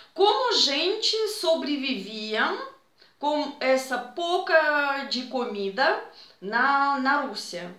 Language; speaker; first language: Portuguese; non-native, fluent; Russian